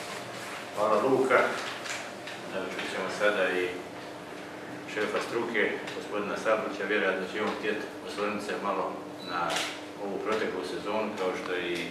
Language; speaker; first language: Croatian; native; Croatian